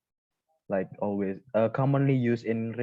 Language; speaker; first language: English; non-native, learner; Indonesian